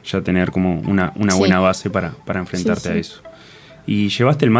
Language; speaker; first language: Spanish; native; Spanish